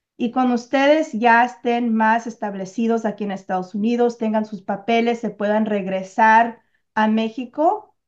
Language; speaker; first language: Spanish; early bilingual, heritage; Spanish